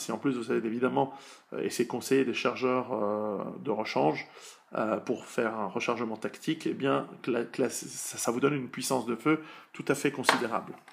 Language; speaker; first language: French; native; French